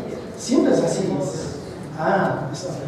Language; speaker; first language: Spanish; non-native, fluent; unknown